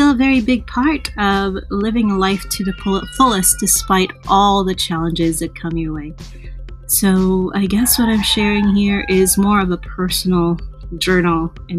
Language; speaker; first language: English; non-native, local second language; Filipino